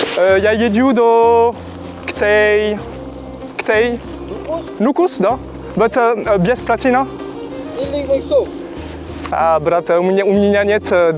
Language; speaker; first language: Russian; non-native, learner; French